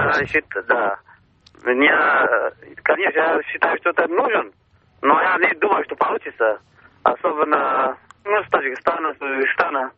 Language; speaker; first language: Russian; non-native, learner; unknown